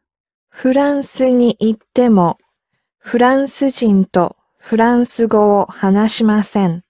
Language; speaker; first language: Japanese; non-native, learner; English